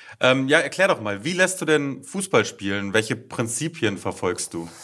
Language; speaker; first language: German; native; German